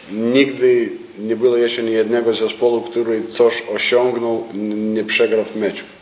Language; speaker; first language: Polish; non-native, learner; Lithuanian